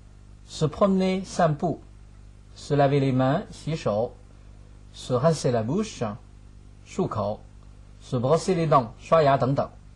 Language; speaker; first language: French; non-native, fluent; Chinese